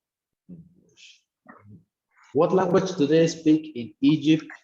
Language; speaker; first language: English; non-native, fluent; Spanish